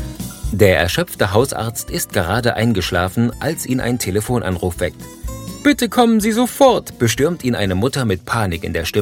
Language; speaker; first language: German; native; German